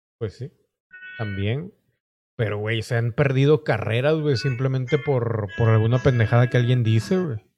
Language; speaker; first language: Spanish; native; Spanish